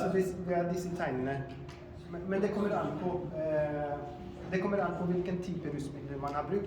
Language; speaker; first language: Norwegian; non-native, fluent; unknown